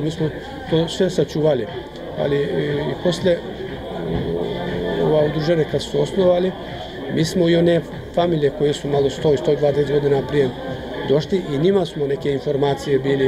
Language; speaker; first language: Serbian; early bilingual, heritage; Croatian